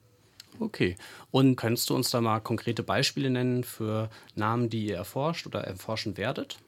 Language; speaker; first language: German; native; German